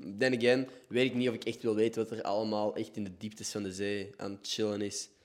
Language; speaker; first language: Dutch; native; Dutch